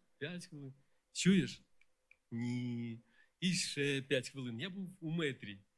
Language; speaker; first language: Ukrainian; non-native, local second language; Russian